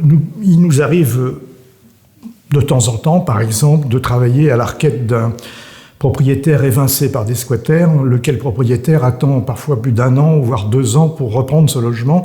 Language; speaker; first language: French; native; French